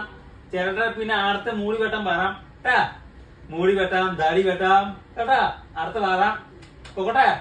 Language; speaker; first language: Malayalam; non-native, learner; Hindi